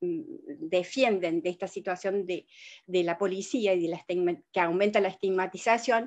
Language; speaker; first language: Spanish; native; Spanish